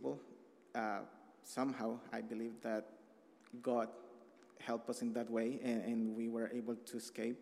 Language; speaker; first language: English; non-native, fluent; Spanish